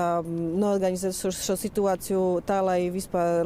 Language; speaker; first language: Latvian; non-native, fluent; Polish